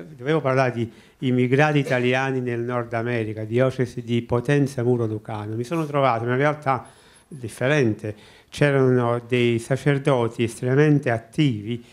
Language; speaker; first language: Italian; native; Italian